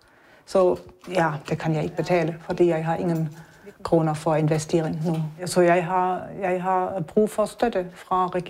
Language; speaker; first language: Danish; non-native, learner; German